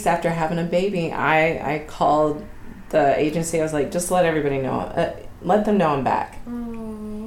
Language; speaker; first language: English; native; English